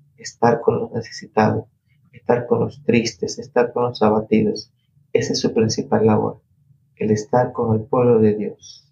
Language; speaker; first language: Spanish; native; Spanish